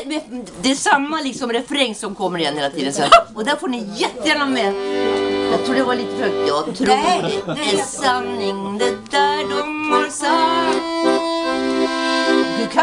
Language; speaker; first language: Swedish; native; Swedish